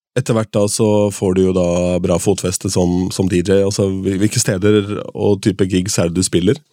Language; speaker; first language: Norwegian; native; Norwegian